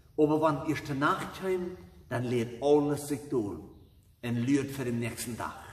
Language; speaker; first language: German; non-native, learner; Plautdietsch